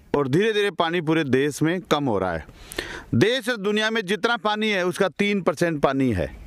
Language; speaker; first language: Hindi; native; Hindi